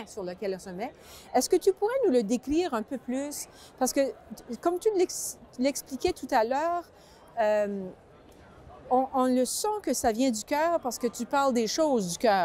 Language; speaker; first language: French; native; French